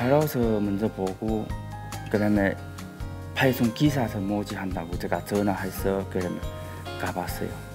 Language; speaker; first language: Korean; non-native, learner; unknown